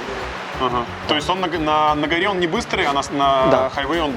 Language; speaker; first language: Russian; native; Russian